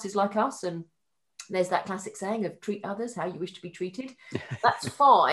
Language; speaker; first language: English; native; English